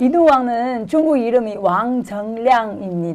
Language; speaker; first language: Korean; non-native, fluent; Chinese